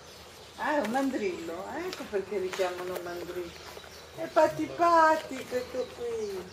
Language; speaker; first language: Italian; native; Italian